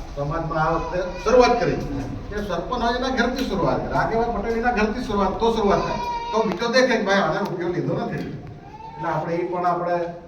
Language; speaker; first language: Gujarati; native; Gujarati